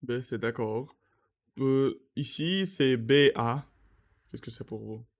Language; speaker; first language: French; non-native, learner; Russian